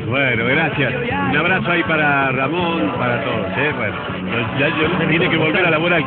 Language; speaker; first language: Spanish; native; Spanish